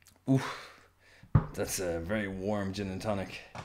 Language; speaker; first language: English; native; English